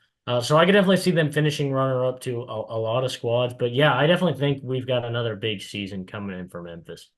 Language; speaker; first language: English; native; English